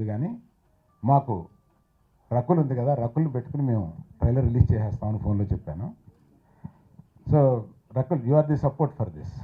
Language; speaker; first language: Telugu; native; Telugu